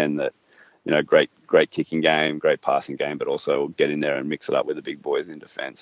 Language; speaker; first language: English; native; English